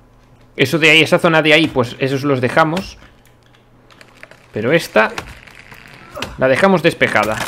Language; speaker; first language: Spanish; native; Spanish